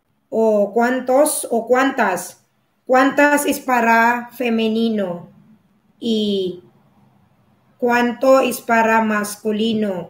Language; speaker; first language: Spanish; non-native, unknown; Filipino